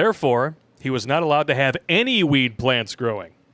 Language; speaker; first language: English; native; English